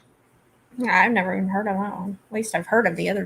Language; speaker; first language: English; native; English